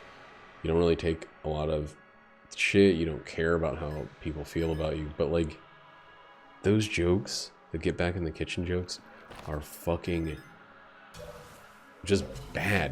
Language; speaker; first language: English; native; English